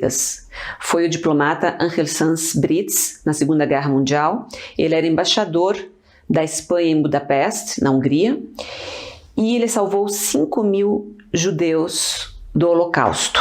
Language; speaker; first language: Portuguese; early bilingual, other home language; Spanish